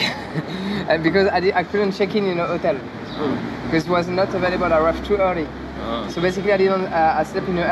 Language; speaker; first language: English; non-native, learner; French